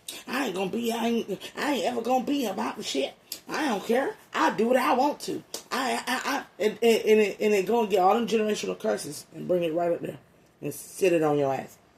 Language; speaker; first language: English; native; English